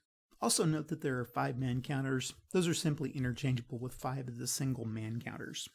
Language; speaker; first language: English; native; English